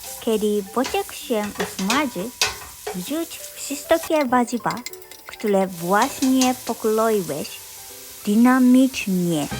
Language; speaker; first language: Polish; non-native, learner; Japanese